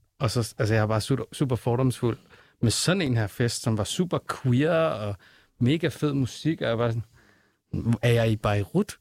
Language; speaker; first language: Danish; native; Danish